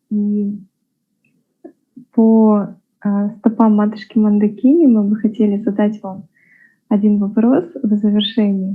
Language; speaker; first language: Russian; native; Russian